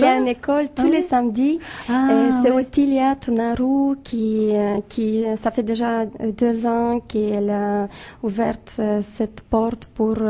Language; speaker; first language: French; non-native, fluent; Romanian